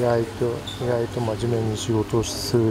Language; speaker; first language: Japanese; native; Japanese